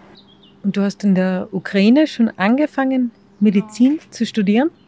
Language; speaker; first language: German; native; German